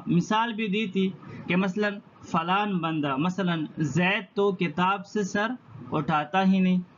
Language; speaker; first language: Urdu; non-native, local second language; Pashto